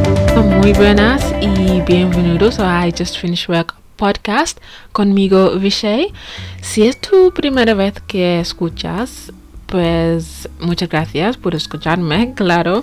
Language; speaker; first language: Spanish; non-native, fluent; English